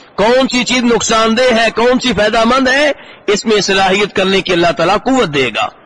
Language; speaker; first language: Urdu; native; Urdu